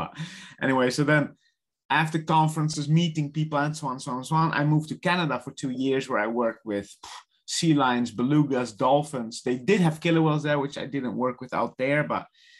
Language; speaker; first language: English; non-native, fluent; Dutch